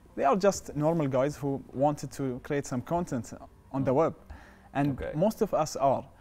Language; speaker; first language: English; non-native, fluent; Arabic